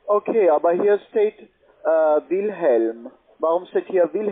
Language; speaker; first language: German; non-native, learner; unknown